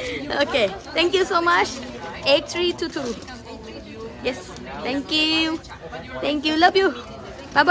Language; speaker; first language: English; non-native, learner; Thai